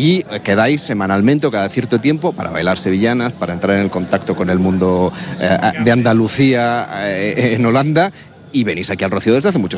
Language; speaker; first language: Spanish; native; Spanish